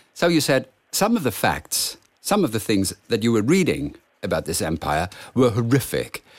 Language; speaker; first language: English; non-native, fluent; German